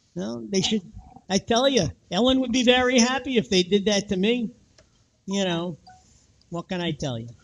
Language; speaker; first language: English; native; English